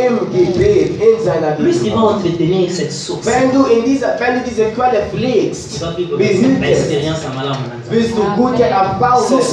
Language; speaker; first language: German; non-native, learner; French